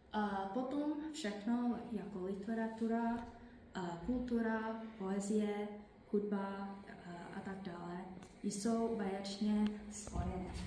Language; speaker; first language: Czech; non-native, learner; English